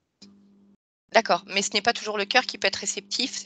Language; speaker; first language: French; native; French